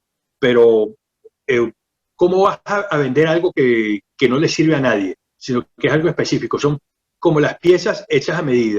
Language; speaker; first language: Spanish; native; Spanish